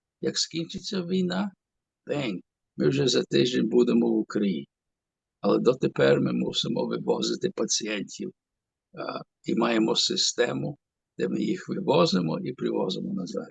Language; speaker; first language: Ukrainian; early bilingual, heritage; Ukrainian